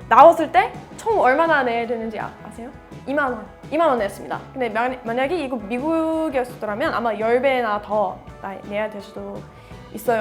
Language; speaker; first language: Korean; non-native, fluent; English